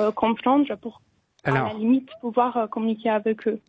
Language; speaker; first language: French; non-native, fluent; Romanian